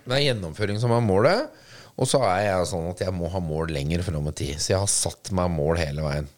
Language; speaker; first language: Norwegian; native; Norwegian